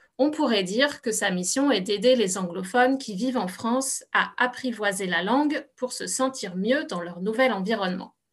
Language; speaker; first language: French; native; French